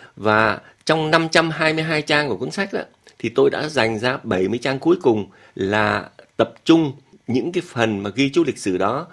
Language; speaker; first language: Vietnamese; native; Vietnamese